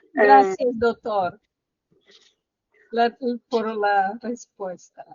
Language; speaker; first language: Spanish; non-native, learner; Portuguese